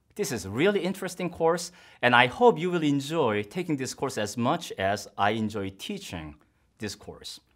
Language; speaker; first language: English; non-native, fluent; Korean